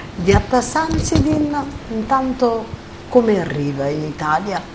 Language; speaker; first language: Italian; native; Italian